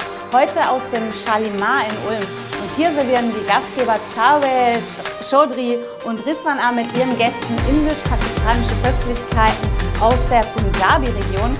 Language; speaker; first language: German; native; German